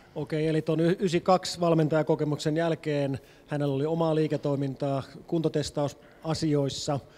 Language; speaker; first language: Finnish; native; Finnish